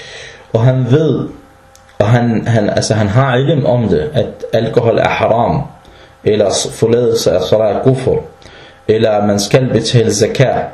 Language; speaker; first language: Danish; early bilingual, other home language; Arabic